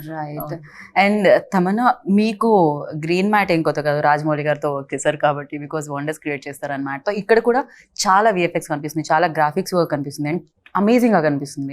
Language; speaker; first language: Telugu; native; Telugu